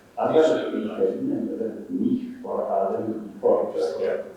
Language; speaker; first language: German; non-native, fluent; Polish